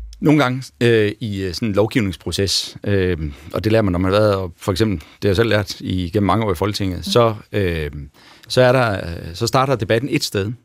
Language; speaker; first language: Danish; native; Danish